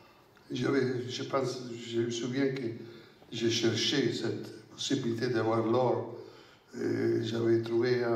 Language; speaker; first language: French; non-native, fluent; Italian